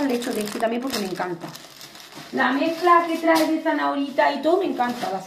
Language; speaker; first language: Spanish; native; Spanish